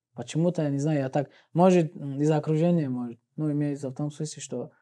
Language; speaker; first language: Russian; non-native, local second language; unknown